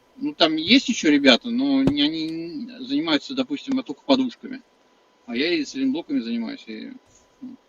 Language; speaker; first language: Russian; native; Russian